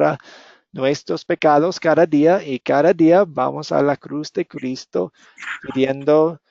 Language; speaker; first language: Spanish; non-native, fluent; English